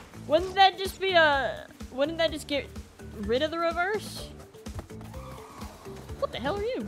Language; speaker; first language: English; native; English